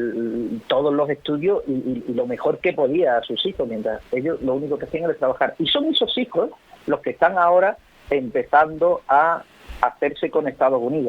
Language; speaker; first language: Spanish; native; Spanish